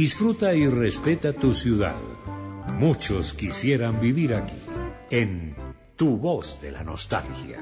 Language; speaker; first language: Spanish; native; Spanish